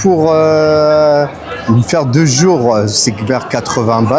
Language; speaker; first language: French; native; French